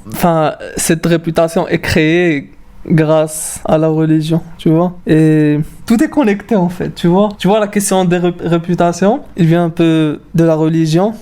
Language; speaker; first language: French; non-native, local second language; Arabic